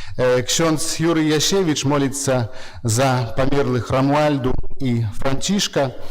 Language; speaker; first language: Belarusian; native; Belarusian